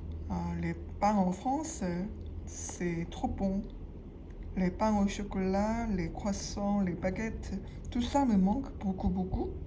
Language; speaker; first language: French; non-native, learner; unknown